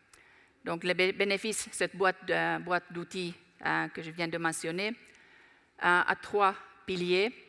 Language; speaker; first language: French; non-native, fluent; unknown